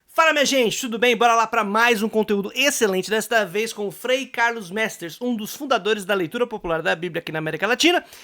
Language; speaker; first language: Portuguese; native; Portuguese